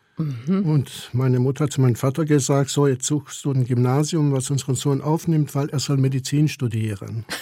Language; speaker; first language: German; early bilingual, other home language; Croatian